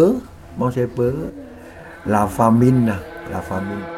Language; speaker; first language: French; non-native, local second language; Khmer